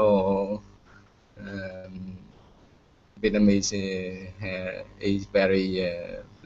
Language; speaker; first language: English; non-native, learner; Vietnamese